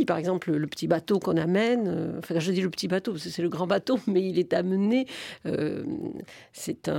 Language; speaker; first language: French; native; French